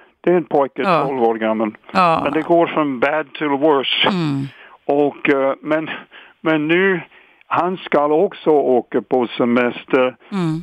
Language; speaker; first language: Swedish; non-native, fluent; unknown